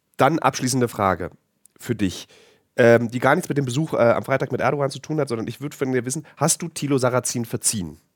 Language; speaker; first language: German; native; German